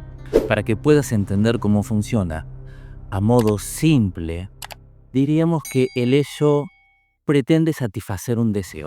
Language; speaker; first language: Spanish; native; Spanish